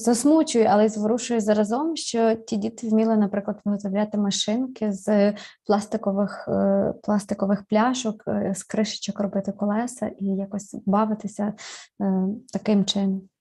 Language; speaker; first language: Ukrainian; native; Ukrainian